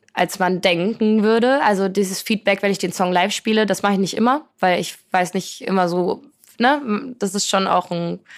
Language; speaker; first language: German; early bilingual, other home language; Polish